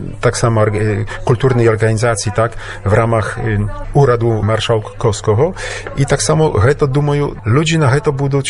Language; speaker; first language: Polish; non-native, learner; Belarusian